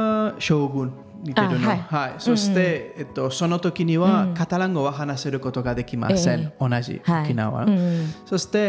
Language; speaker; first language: Japanese; non-native, learner; Catalan